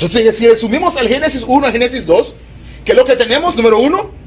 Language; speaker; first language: Spanish; native; Spanish